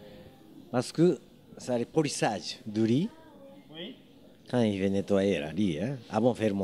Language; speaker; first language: French; non-native, learner; Japanese